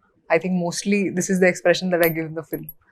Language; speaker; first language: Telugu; non-native, fluent; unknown